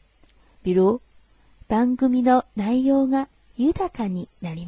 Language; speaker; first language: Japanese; non-native, fluent; Chinese